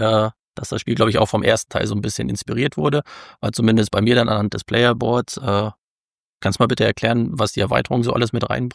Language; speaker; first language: German; native; German